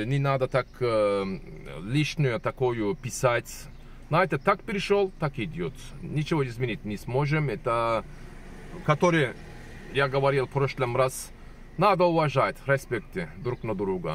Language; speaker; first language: Russian; non-native, learner; Turkish